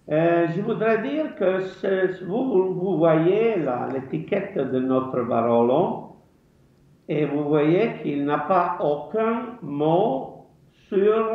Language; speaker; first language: French; non-native, fluent; Italian